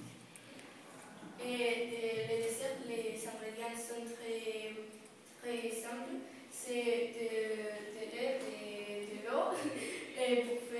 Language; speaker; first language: French; non-native, learner; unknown